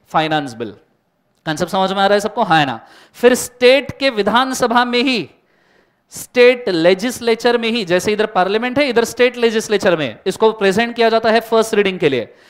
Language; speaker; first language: Hindi; non-native, local second language; Marathi